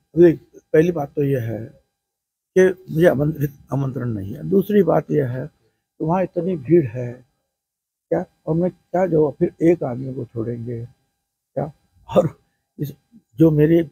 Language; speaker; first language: Hindi; non-native, local second language; Marathi